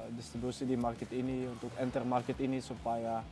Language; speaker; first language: Indonesian; non-native, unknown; Dutch